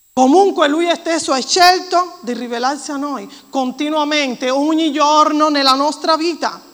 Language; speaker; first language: Italian; non-native, fluent; Spanish